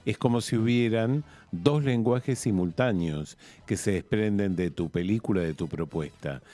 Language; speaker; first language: Spanish; native; Spanish